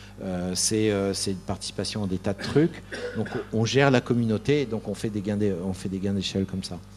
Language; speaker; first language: French; native; French